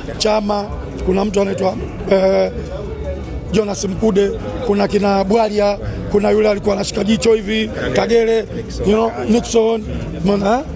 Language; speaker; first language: Swahili; native; Swahili